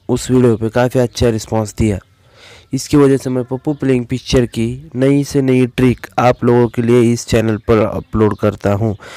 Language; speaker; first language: Hindi; non-native, local second language; Marathi